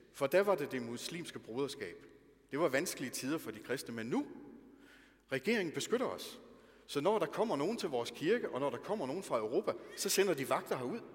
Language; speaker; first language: Danish; native; Danish